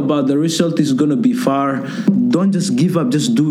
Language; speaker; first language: English; non-native, local second language; Somali